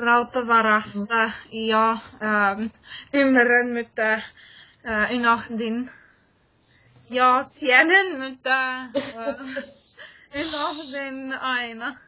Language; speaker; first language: Finnish; non-native, learner; English